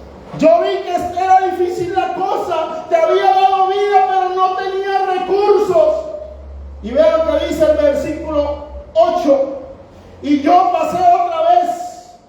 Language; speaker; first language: Spanish; native; Spanish